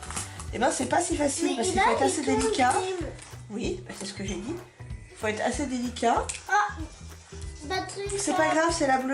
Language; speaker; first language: French; native; French